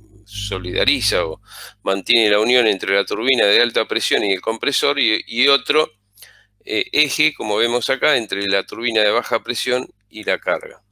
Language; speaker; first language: Spanish; native; Spanish